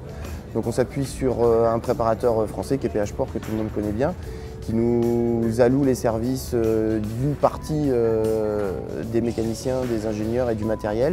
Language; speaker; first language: French; native; French